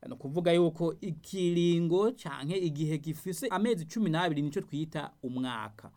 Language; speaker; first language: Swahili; non-native, local second language; Rundi